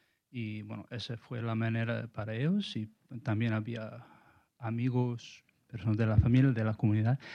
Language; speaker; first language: Spanish; non-native, learner; English